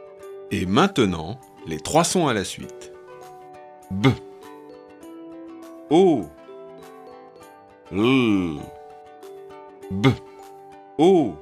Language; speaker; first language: French; native; French